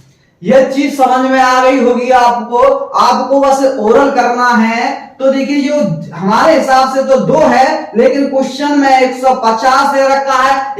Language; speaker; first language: Hindi; native; Hindi